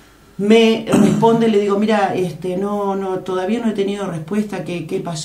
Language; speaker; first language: Spanish; native; Spanish